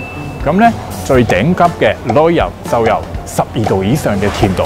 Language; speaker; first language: Chinese; non-native, fluent; Japanese